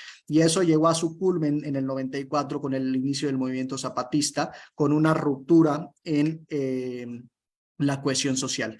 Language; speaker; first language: Spanish; native; Spanish